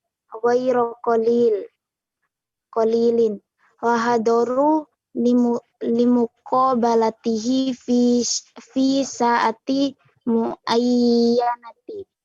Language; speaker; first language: Arabic; non-native, learner; Indonesian